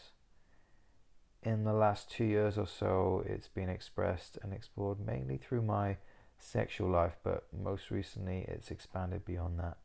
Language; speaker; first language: English; native; English